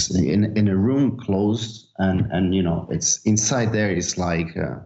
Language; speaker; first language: English; non-native, fluent; Italian